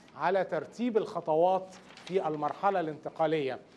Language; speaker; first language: Arabic; native; Arabic